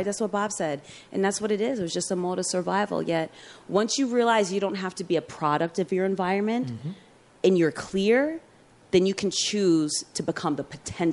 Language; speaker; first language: English; early bilingual, other home language; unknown